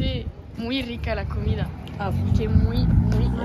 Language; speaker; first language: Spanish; non-native, learner; French